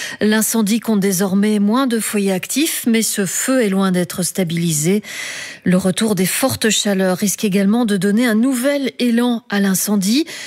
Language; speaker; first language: French; native; French